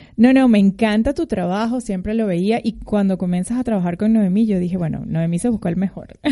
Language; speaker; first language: Spanish; native; Spanish